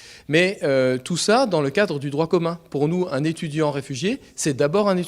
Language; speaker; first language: French; native; French